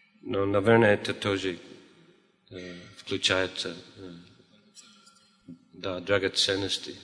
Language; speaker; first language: Russian; non-native, fluent; English